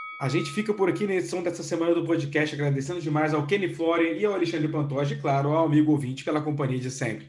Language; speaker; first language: Portuguese; native; Portuguese